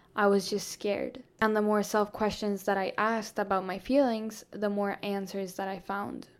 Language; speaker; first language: English; non-native, fluent; Spanish